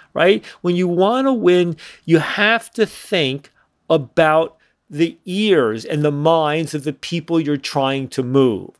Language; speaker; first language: English; native; English